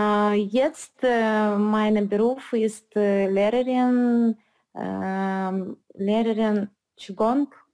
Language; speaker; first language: German; non-native, learner; Russian